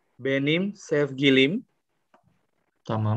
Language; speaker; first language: Turkish; non-native, fluent; Indonesian